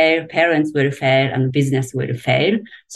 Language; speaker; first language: English; non-native, fluent; Japanese